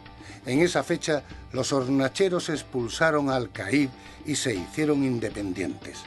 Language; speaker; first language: Spanish; native; Spanish